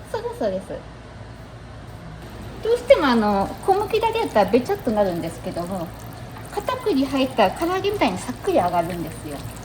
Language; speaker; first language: Japanese; native; Japanese